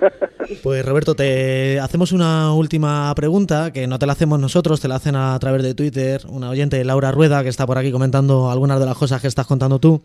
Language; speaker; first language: Spanish; native; Spanish